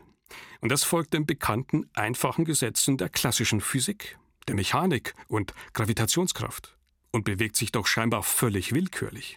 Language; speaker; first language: German; native; German